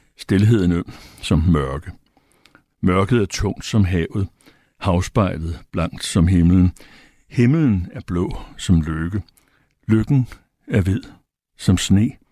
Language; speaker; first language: Danish; native; Danish